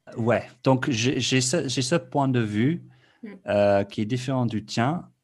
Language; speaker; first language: French; non-native, fluent; English